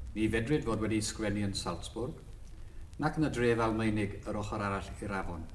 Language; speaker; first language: Welsh; non-native, local second language; English